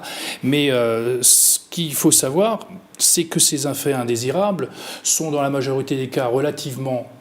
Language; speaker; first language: French; native; French